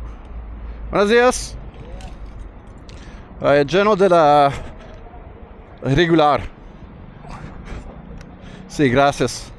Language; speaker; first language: Spanish; non-native, learner; English